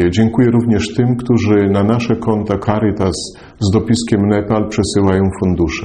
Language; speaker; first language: Polish; native; Polish